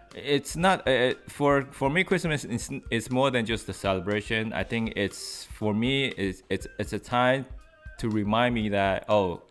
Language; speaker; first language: English; non-native, fluent; Chinese